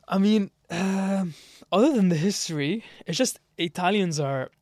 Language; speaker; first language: English; early bilingual, other home language; Arabic